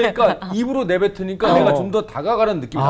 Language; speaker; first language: Korean; native; Korean